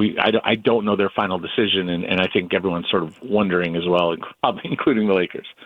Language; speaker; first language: English; native; English